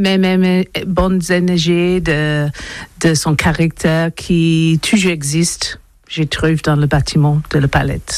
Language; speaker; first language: French; non-native, learner; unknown